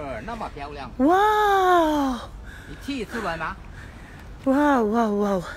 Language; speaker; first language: Chinese; non-native, learner; Russian